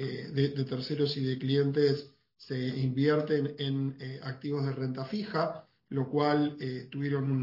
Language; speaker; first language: Spanish; native; Spanish